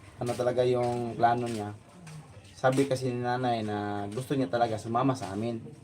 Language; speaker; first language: Filipino; native; Filipino